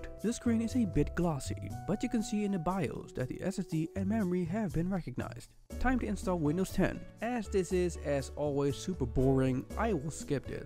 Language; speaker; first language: English; non-native, fluent; Dutch